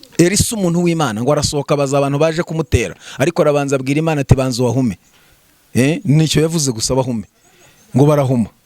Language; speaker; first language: Kinyarwanda; native; Kinyarwanda